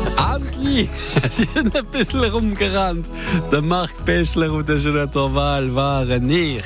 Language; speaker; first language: German; native; German